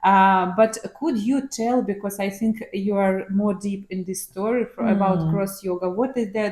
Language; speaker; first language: English; non-native, learner; Ukrainian